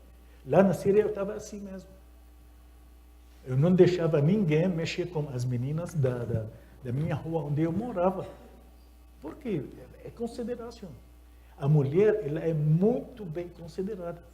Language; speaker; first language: Portuguese; non-native, fluent; Arabic